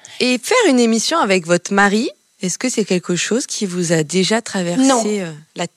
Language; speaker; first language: French; native; French